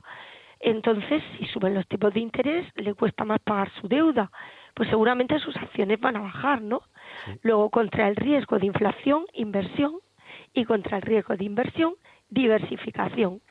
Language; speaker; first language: Spanish; native; Spanish